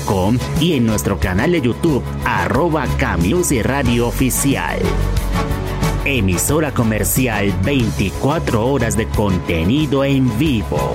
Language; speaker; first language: Spanish; native; Spanish